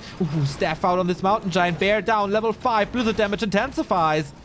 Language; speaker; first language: English; non-native, fluent; German